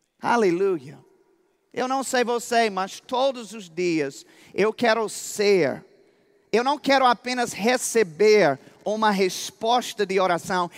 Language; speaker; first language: Portuguese; non-native, fluent; English